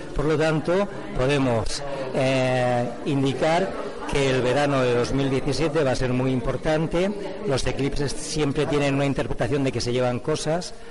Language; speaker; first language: Spanish; native; Spanish